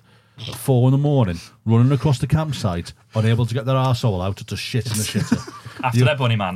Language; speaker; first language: English; native; English